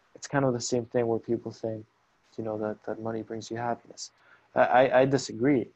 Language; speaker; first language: English; non-native, fluent; Spanish